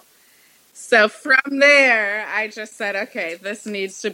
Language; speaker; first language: English; native; English